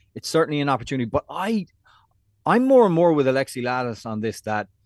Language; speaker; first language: English; native; English